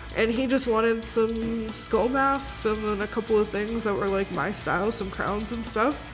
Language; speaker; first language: English; native; English